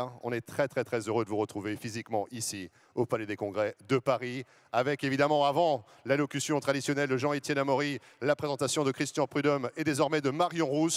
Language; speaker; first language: French; native; French